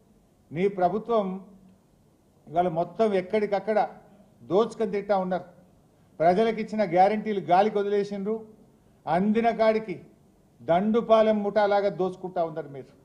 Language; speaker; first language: Telugu; native; Telugu